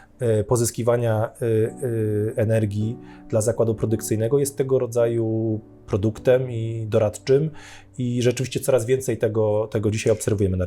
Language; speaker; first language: Polish; native; Polish